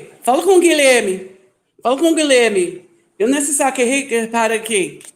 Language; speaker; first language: Portuguese; non-native, learner; English